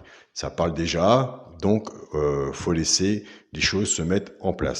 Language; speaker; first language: French; native; French